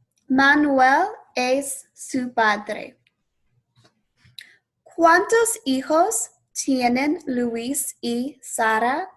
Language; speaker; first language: Spanish; non-native, fluent; English